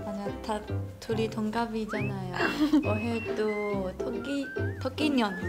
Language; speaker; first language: Korean; non-native, fluent; Chinese